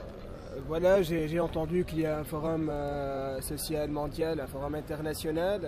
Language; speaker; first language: French; non-native, local second language; Arabic